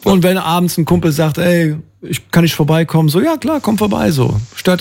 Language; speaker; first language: German; native; German